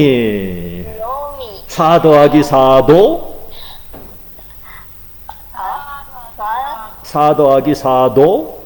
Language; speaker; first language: Korean; non-native, fluent; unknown